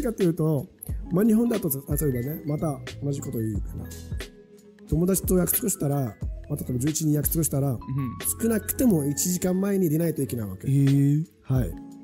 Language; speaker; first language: Japanese; non-native, fluent; Arabic